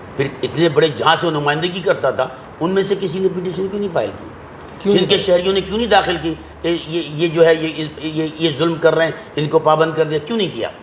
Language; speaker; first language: Urdu; native; Urdu